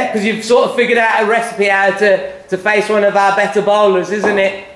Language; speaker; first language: English; native; English